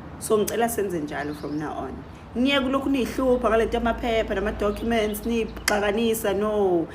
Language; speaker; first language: Zulu; native; Zulu